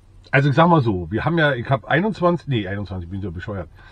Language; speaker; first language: German; native; German